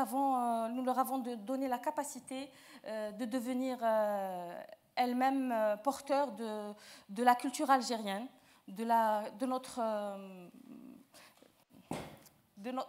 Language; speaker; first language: French; non-native, local second language; Arabic